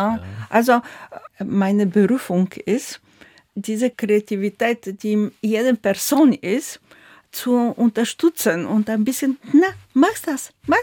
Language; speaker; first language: German; non-native, fluent; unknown